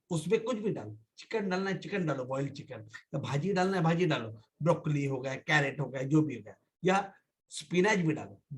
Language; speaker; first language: Hindi; non-native, local second language; Marathi